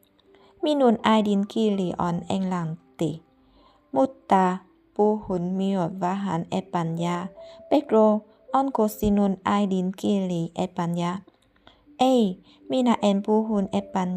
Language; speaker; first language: Finnish; non-native, learner; Vietnamese